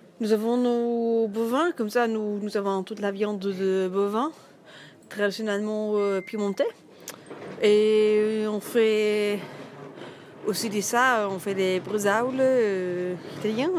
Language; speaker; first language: French; non-native, learner; German